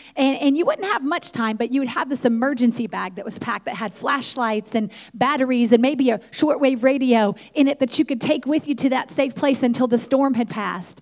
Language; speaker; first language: English; native; English